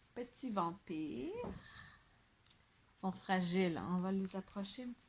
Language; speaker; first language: French; native; French